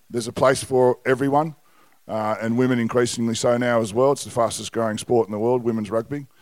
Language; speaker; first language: English; native; English